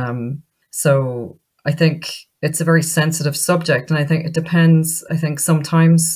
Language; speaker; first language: English; native; English